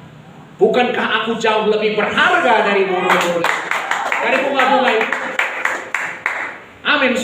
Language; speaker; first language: Indonesian; native; Indonesian